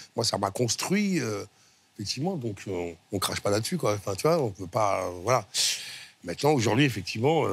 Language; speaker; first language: French; native; French